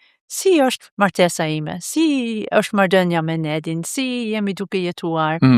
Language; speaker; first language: Albanian; non-native, fluent; Norwegian